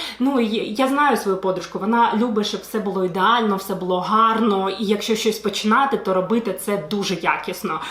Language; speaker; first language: Ukrainian; non-native, local second language; Russian